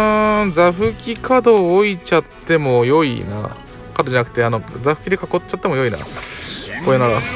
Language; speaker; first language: Japanese; native; Japanese